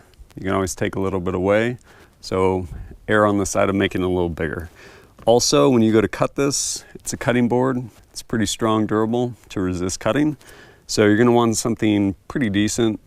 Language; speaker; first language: English; native; English